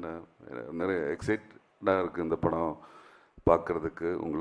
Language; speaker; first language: Tamil; non-native, learner; Malayalam